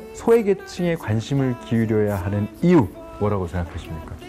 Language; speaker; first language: Korean; native; Korean